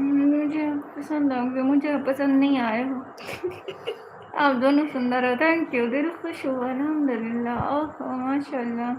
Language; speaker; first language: Urdu; non-native, local second language; Punjabi